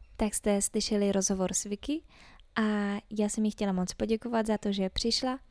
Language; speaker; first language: Czech; native; Czech